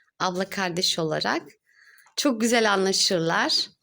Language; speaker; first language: Turkish; native; Turkish